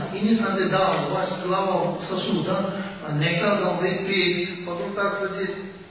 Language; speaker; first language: Russian; non-native, learner; Tibetan